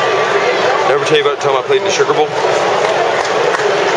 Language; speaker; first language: English; native; English